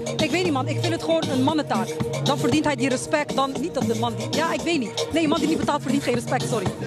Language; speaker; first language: Dutch; early bilingual, other home language; Albanian